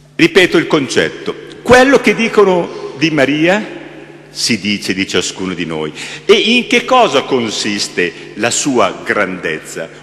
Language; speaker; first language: Italian; native; Italian